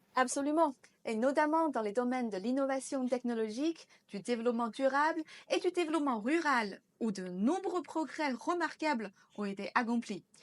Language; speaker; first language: French; non-native, fluent; Chinese